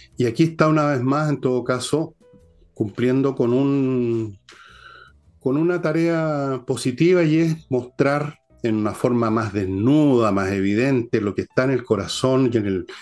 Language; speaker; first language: Spanish; native; Spanish